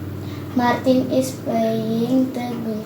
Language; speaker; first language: English; non-native, learner; Indonesian